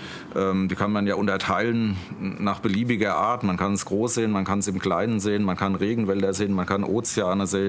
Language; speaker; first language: German; native; German